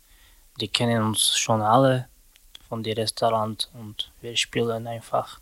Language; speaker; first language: German; non-native, learner; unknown